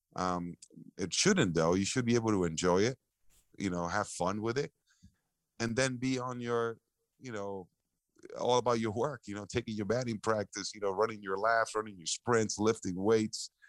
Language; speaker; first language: English; early bilingual, other home language; Spanish